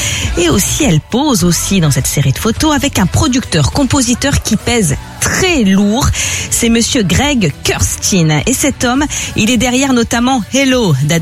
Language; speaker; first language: French; native; French